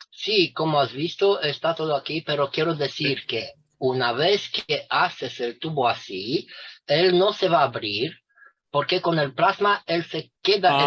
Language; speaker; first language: Spanish; non-native, fluent; Romanian